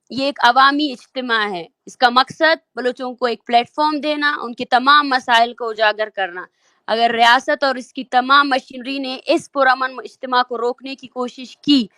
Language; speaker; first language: Urdu; non-native, local second language; Baluchi